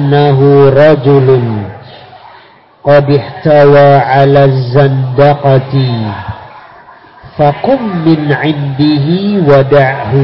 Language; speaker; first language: Arabic; non-native, fluent; Indonesian